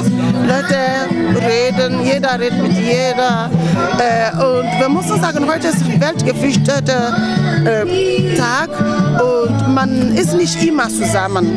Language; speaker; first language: German; non-native, fluent; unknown